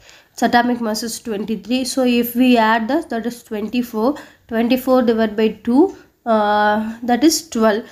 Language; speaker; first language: English; non-native, local second language; Tamil